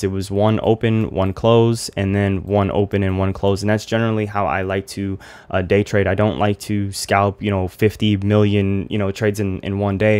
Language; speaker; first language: English; native; English